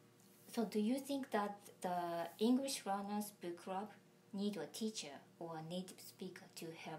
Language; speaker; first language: English; non-native, learner; Japanese